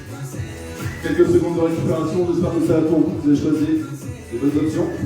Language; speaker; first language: French; native; French